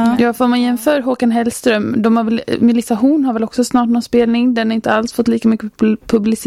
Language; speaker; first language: Swedish; native; Swedish